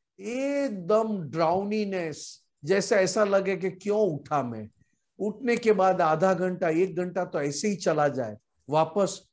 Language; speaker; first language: Hindi; non-native, local second language; Gujarati